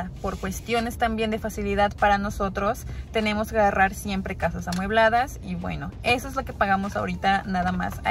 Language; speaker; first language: Spanish; native; Spanish